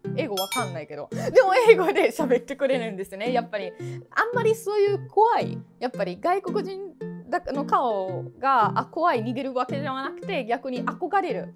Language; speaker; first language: Japanese; non-native, fluent; Italian